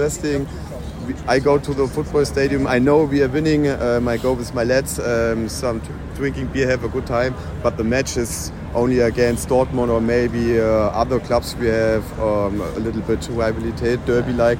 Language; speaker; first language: English; non-native, learner; German